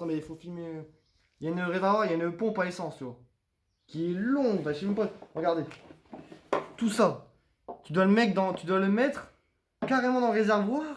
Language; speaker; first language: French; native; French